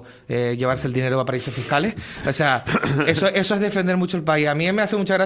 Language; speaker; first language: Spanish; native; Spanish